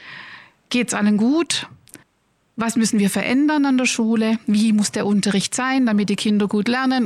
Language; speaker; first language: German; native; German